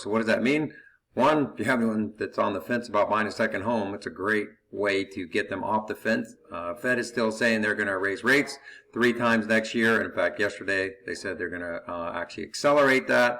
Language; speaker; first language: English; native; English